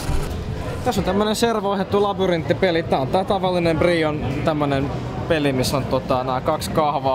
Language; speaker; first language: Finnish; native; Finnish